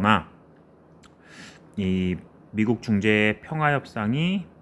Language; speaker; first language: Korean; native; Korean